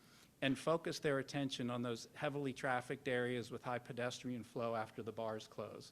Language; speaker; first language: English; native; English